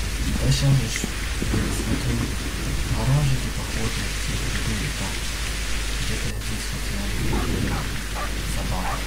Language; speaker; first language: Russian; native; Russian